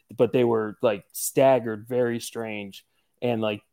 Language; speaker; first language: English; native; English